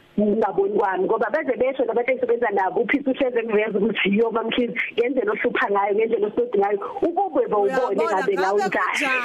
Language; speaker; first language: Zulu; native; Zulu